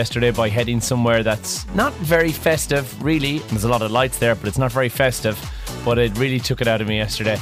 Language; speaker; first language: English; native; English